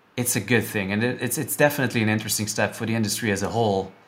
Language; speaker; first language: English; non-native, fluent; Dutch